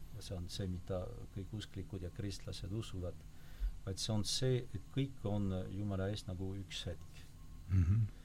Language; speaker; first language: Estonian; non-native, fluent; French